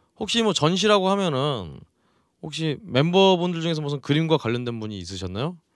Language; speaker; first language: Korean; native; Korean